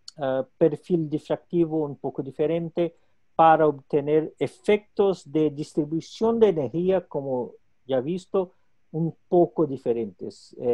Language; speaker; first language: Spanish; non-native, local second language; Portuguese